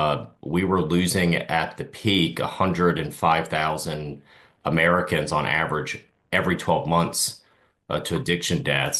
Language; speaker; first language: English; native; English